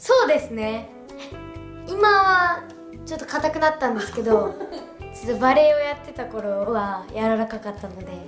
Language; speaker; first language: Japanese; native; Japanese